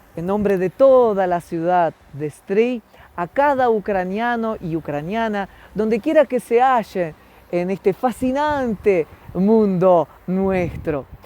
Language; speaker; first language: Spanish; non-native, fluent; Ukrainian